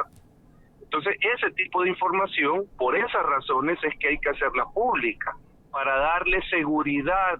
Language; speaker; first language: Spanish; native; Spanish